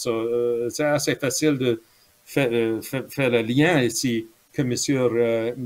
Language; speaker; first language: French; non-native, fluent; English